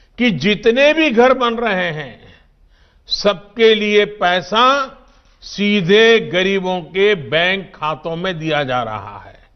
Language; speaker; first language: Hindi; non-native, local second language; Gujarati